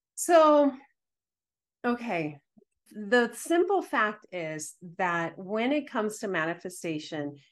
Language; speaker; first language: English; early bilingual, other home language; Spanish